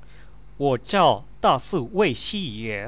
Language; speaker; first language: Chinese; non-native, learner; Japanese